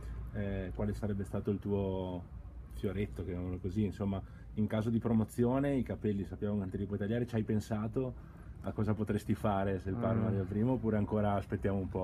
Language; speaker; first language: Italian; native; Italian